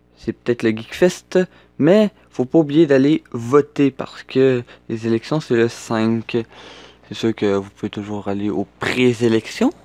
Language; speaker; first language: French; native; French